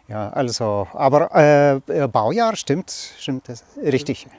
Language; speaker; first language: German; non-native, learner; Lithuanian